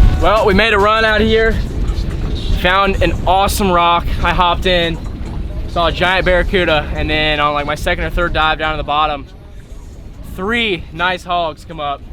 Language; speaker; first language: English; native; English